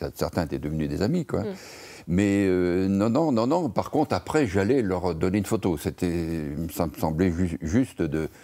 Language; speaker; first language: French; native; French